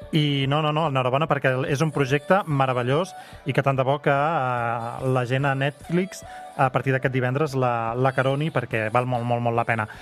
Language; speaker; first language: Catalan; native; Catalan